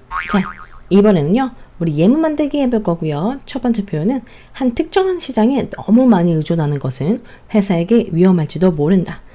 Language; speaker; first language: Korean; native; Korean